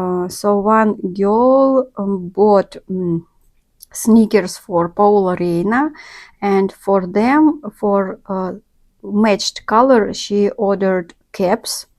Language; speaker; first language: English; non-native, learner; Russian